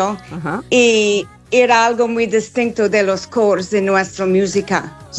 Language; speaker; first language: Spanish; non-native, learner; English